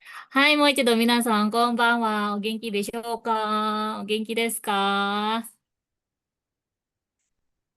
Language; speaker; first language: Japanese; non-native, fluent; Indonesian